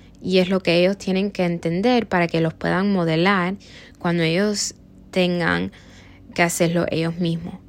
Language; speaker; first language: Spanish; early bilingual, heritage; Spanish